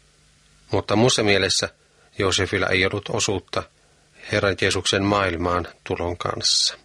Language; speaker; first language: Finnish; native; Finnish